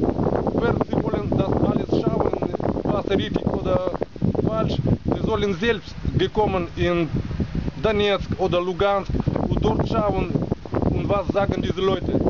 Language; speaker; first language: German; non-native, learner; Russian